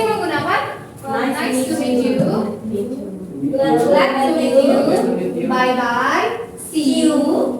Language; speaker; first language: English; non-native, fluent; Indonesian